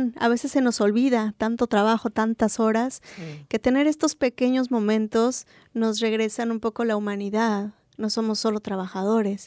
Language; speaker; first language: Spanish; native; Spanish